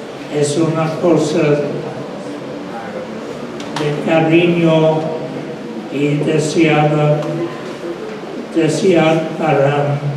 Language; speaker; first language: Spanish; non-native, fluent; English